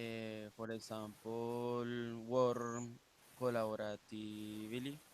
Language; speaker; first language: English; non-native, learner; Spanish